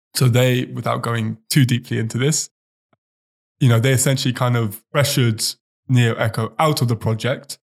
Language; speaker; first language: English; native; English